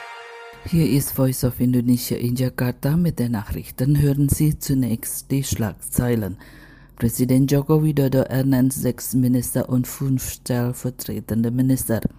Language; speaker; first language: German; non-native, fluent; Indonesian